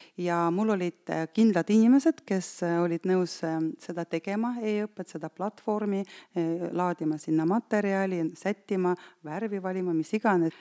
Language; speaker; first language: Estonian; non-native, local second language; Russian